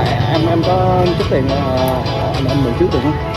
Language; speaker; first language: Vietnamese; early bilingual, heritage; Vietnamese